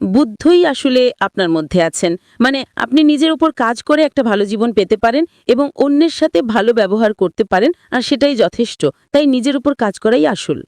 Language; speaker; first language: Bangla; non-native, fluent; Italian